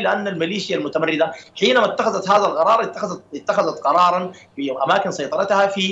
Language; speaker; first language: Arabic; native; Arabic